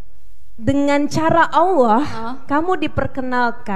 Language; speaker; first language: Indonesian; native; Indonesian